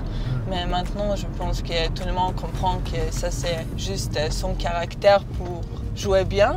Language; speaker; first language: French; non-native, learner; Serbian